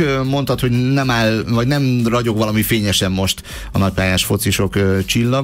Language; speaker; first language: Hungarian; native; Hungarian